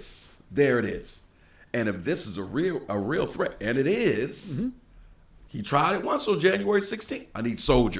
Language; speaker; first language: English; native; English